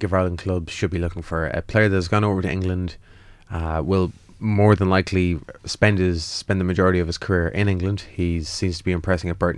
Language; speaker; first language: English; native; English